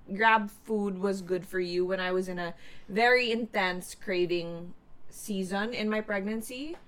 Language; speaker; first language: English; non-native, local second language; Filipino